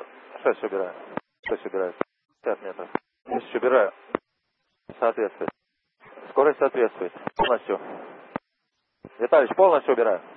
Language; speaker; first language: Russian; native; Russian